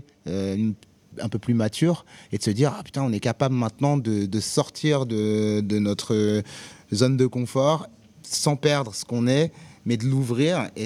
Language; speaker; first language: French; native; French